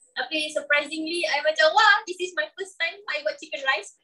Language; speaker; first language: English; non-native, local second language; Malay